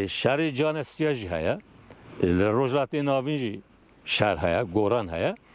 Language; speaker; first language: Kurdish; non-native, local second language; Turkish